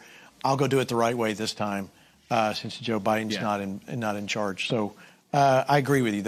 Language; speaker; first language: English; native; English